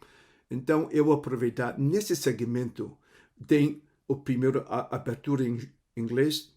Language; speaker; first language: Portuguese; non-native, fluent; Cantonese